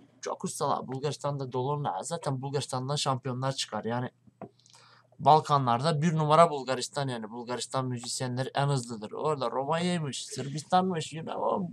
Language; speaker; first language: Turkish; native; Turkish